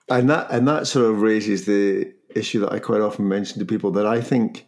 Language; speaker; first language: English; native; English